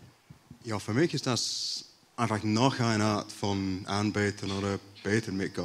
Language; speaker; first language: German; non-native, fluent; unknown